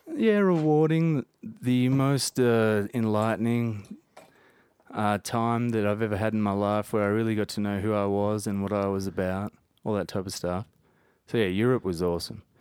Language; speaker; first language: English; native; English